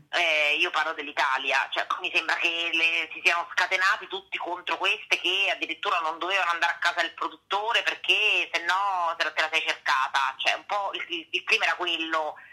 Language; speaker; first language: Italian; native; Italian